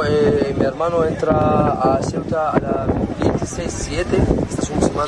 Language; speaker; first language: Spanish; non-native, learner; Arabic